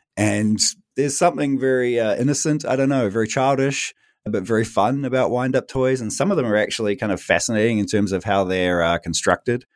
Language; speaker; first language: English; native; English